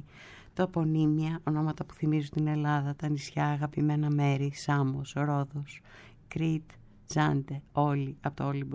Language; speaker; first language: Greek; native; Greek